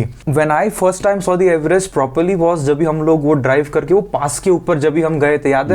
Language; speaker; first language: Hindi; native; Hindi